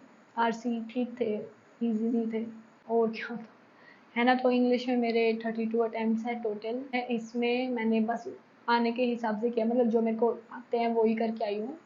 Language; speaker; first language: Hindi; native; Hindi